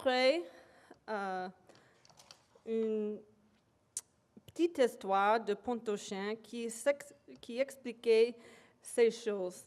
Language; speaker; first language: French; non-native, local second language; English